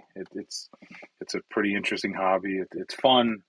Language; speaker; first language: English; early bilingual, other home language; Italian